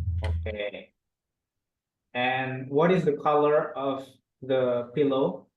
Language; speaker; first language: English; non-native, fluent; Indonesian